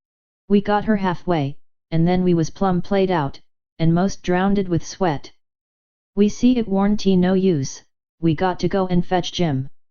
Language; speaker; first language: English; native; English